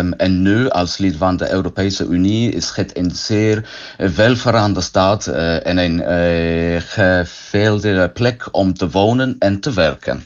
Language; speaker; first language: Dutch; non-native, learner; English